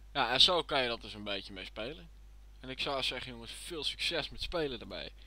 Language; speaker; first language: Dutch; native; Dutch